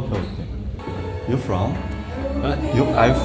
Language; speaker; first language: English; non-native, learner; Chinese